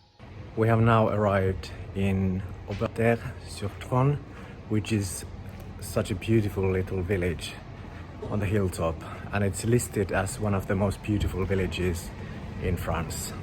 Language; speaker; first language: English; non-native, fluent; Finnish